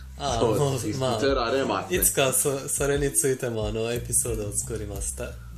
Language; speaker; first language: Japanese; non-native, fluent; Persian